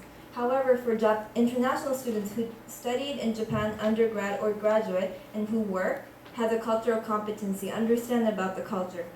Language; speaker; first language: English; non-native, fluent; Japanese